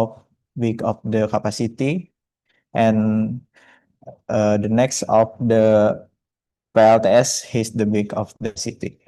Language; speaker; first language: English; non-native, learner; Indonesian